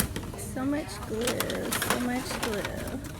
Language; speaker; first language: English; native; English